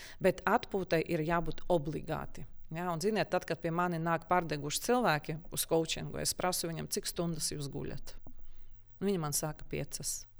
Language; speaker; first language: Latvian; non-native, local second language; Russian